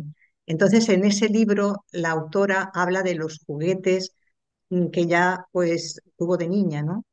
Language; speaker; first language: Spanish; native; Spanish